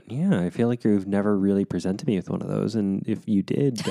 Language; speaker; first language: English; native; English